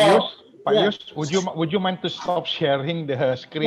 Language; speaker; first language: English; non-native, fluent; Indonesian